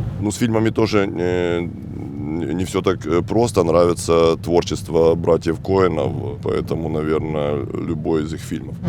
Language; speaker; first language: Russian; native; Russian